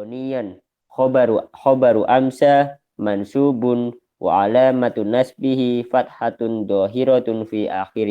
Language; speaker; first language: Arabic; non-native, learner; Indonesian